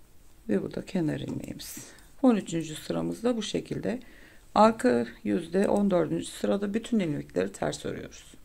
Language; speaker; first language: Turkish; native; Turkish